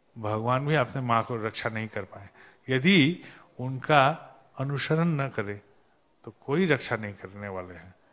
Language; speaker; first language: Hindi; non-native, local second language; Bangla